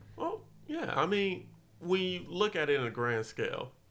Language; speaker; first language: English; native; English